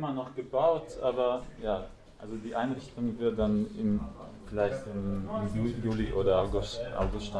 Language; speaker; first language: German; non-native, fluent; Latvian